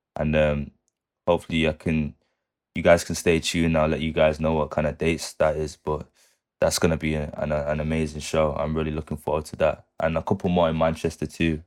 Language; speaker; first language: English; native; English